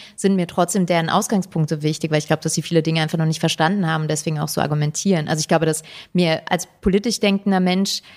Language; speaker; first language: German; native; German